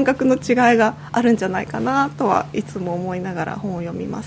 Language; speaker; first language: Japanese; native; Japanese